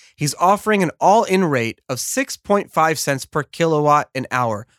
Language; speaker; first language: English; native; English